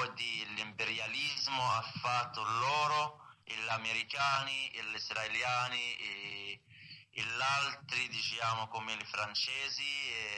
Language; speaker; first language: Italian; non-native, learner; Arabic